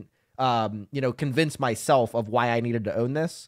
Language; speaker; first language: English; native; English